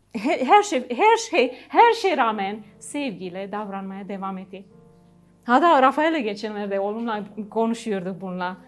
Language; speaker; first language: Turkish; non-native, fluent; Romanian